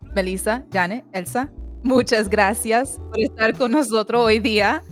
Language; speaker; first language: Spanish; early bilingual, heritage; Spanish